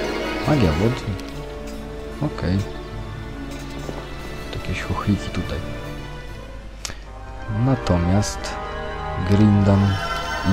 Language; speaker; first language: Polish; native; Polish